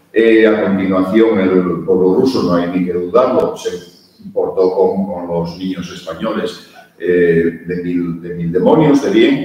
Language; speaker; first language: Spanish; early bilingual, heritage; Spanish